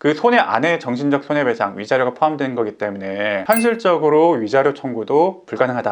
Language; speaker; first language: Korean; native; Korean